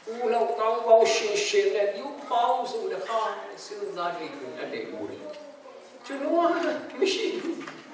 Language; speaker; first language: Burmese; non-native, local second language; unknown